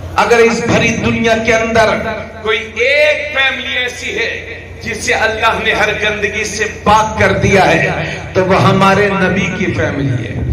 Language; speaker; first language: Urdu; native; Urdu